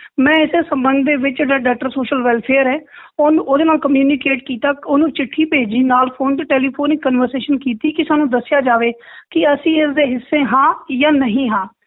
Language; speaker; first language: Punjabi; native; Punjabi